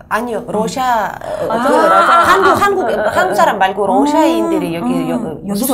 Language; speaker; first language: Korean; non-native, fluent; Russian